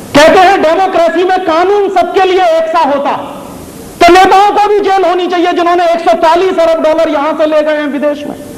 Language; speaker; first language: Hindi; native; Hindi